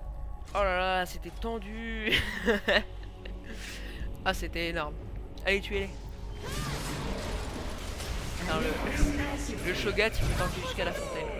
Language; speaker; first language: French; native; French